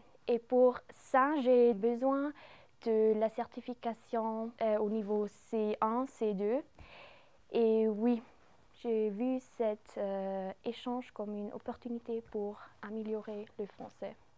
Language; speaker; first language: French; non-native, local second language; German